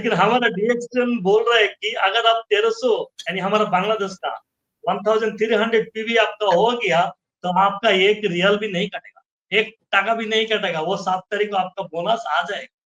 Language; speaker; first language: Hindi; non-native, fluent; Bangla